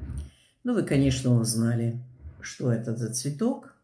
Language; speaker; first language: Russian; native; Russian